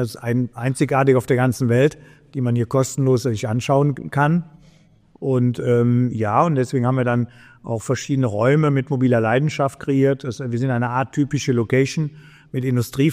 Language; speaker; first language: German; native; German